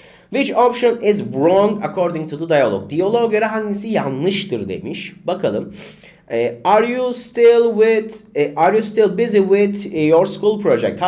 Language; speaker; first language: English; non-native, fluent; Turkish